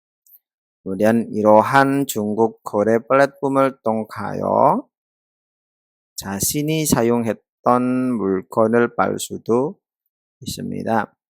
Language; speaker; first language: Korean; non-native, fluent; Indonesian